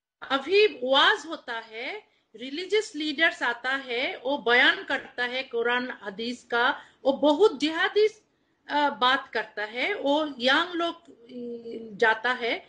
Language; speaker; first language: Hindi; non-native, learner; Bangla